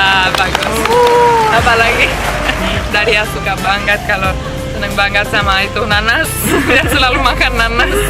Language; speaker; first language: Indonesian; non-native, fluent; Romanian